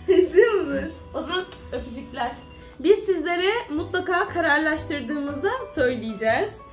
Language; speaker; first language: Turkish; native; Turkish